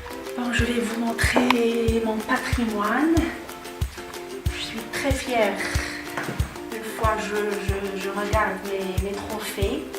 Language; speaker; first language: French; non-native, local second language; Arabic